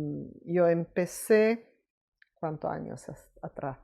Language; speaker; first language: Spanish; non-native, fluent; Italian